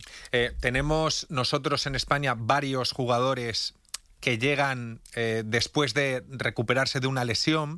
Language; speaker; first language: Spanish; native; Spanish